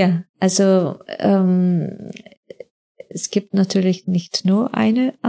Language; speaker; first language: German; non-native, fluent; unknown